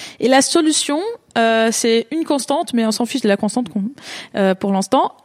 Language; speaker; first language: French; non-native, fluent; Portuguese